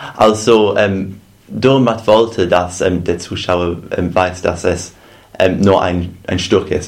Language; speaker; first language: German; non-native, fluent; English